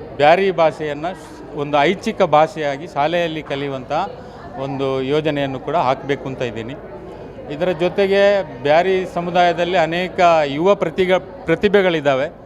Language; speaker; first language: Kannada; non-native, local second language; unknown